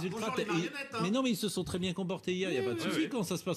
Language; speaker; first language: French; native; French